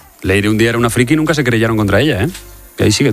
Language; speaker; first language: Spanish; native; Spanish